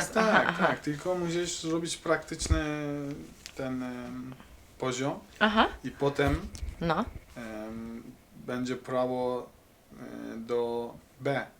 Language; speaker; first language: Polish; non-native, learner; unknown